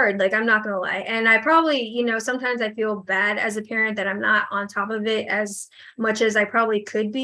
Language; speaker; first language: English; native; English